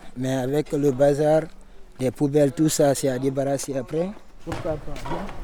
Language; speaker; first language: French; non-native, local second language; Fula